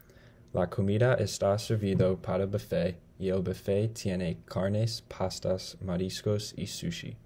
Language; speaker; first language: Spanish; non-native, learner; English